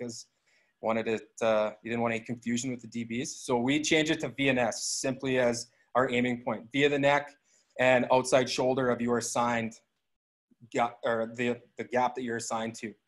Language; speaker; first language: English; native; English